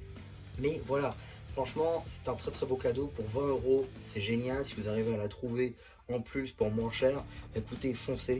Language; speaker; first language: French; native; French